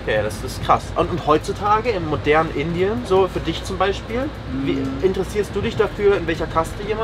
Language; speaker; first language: German; native; German